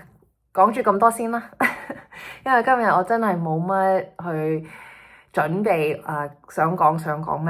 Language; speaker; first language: Chinese; early bilingual, heritage; Cantonese